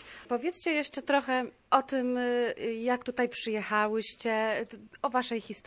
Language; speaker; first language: Polish; native; Polish